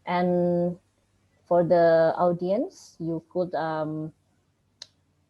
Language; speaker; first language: English; non-native, learner; Indonesian